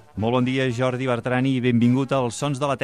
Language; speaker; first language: Catalan; native; Catalan